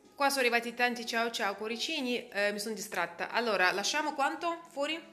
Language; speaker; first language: Italian; non-native, fluent; Russian